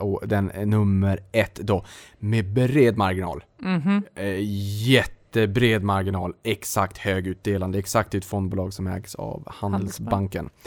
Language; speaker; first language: Swedish; native; Swedish